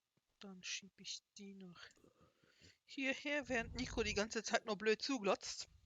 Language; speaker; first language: German; native; German